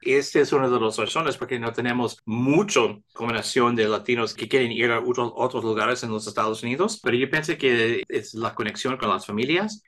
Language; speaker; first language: Spanish; early bilingual, heritage; English